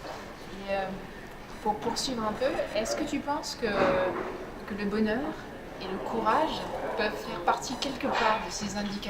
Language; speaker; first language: French; native; French